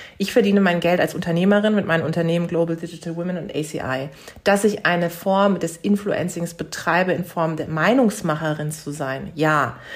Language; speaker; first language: German; early bilingual, other home language; Turkish